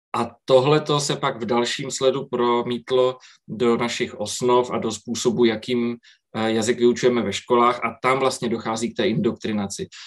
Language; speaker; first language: Czech; native; Czech